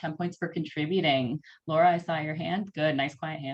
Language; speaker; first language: English; native; English